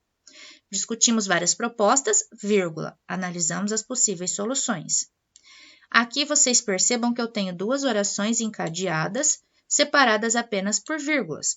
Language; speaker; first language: Portuguese; native; Portuguese